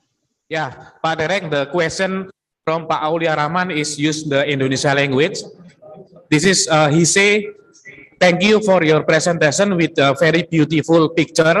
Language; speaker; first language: English; non-native, learner; Indonesian